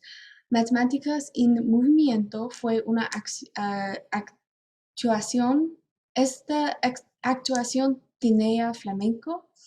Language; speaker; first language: Spanish; non-native, learner; English